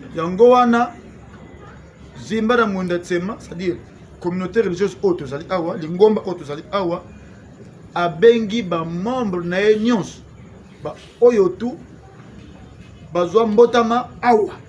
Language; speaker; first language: Lingala; non-native, local second language; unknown